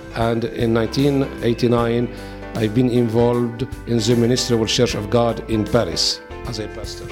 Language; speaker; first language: English; non-native, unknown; Arabic